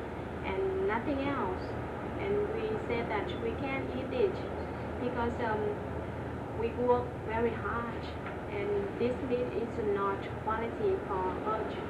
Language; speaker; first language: English; non-native, learner; Vietnamese